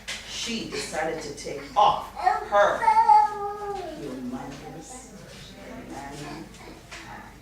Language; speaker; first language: English; early bilingual, other home language; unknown